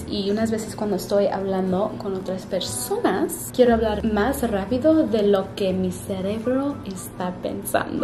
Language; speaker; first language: Spanish; early bilingual, heritage; Spanish